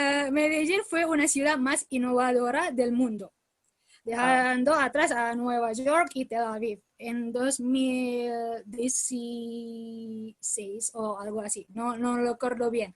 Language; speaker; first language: Spanish; non-native, learner; Indonesian